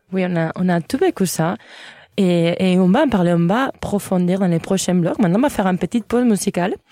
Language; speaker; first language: French; non-native, fluent; Catalan